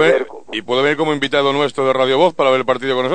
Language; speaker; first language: Spanish; native; Spanish